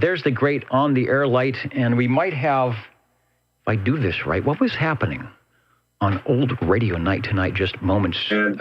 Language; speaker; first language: English; native; English